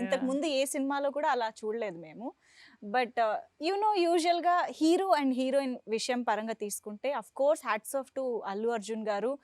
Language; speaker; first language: Telugu; native; Telugu